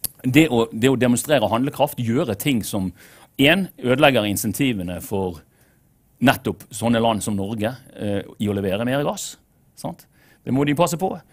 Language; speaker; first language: Norwegian; native; Norwegian